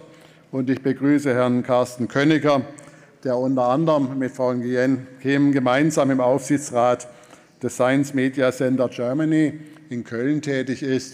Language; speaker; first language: German; native; German